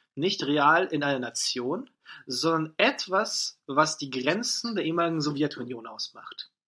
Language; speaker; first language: German; non-native, fluent; Russian